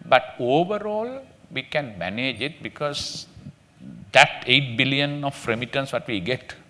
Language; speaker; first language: English; non-native, local second language; Sinhala